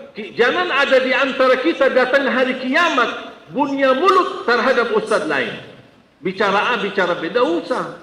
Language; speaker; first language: Malay; non-native, fluent; Arabic